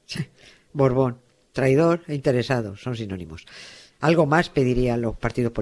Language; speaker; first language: Spanish; native; Spanish